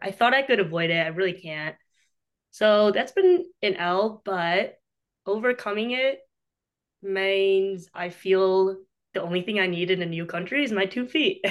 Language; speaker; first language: English; native; English